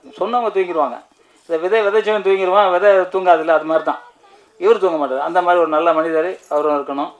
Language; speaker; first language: Tamil; native; Tamil